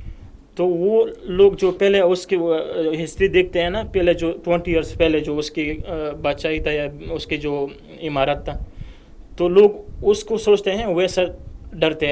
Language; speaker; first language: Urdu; non-native, fluent; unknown